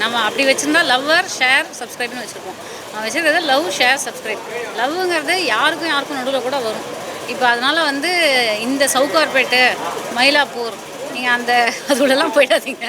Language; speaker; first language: Tamil; native; Tamil